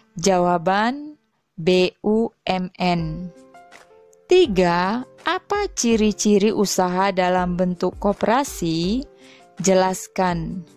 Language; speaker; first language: Indonesian; native; Indonesian